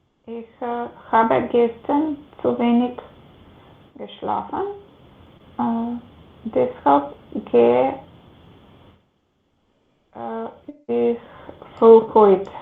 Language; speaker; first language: German; non-native, learner; Macedonian